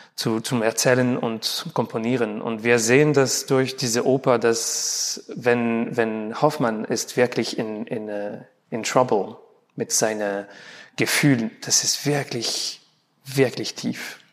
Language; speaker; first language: German; non-native, learner; French